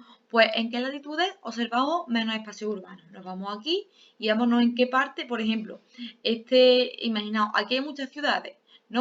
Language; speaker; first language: Spanish; native; Spanish